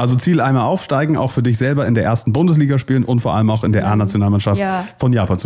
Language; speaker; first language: German; native; German